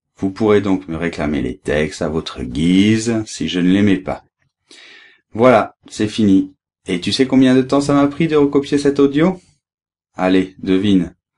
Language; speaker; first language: French; native; French